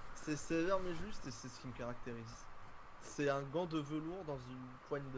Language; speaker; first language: French; native; French